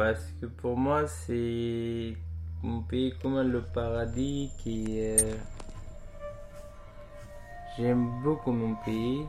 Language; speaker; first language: French; non-native, learner; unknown